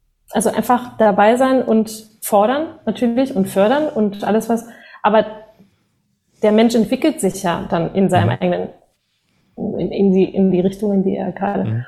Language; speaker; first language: German; non-native, fluent; Spanish